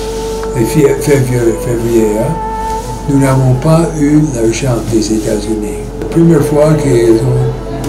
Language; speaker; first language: French; non-native, fluent; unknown